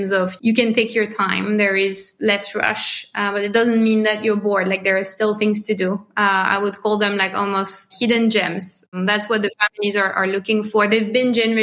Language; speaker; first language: English; non-native, fluent; French